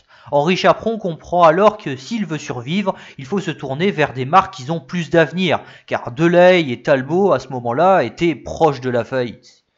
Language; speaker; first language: French; native; French